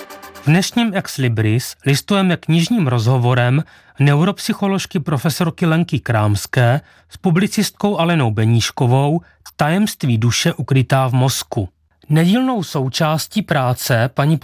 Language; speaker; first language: Czech; native; Czech